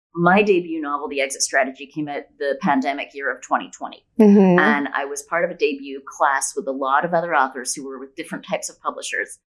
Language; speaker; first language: English; native; English